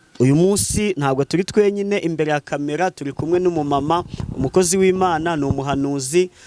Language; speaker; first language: Kinyarwanda; native; Kinyarwanda